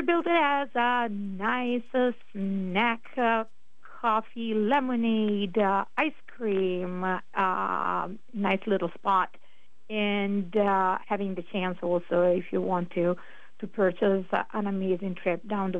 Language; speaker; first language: English; non-native, fluent; Italian